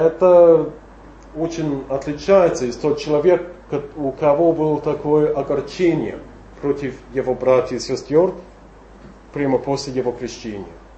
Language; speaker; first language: Russian; non-native, fluent; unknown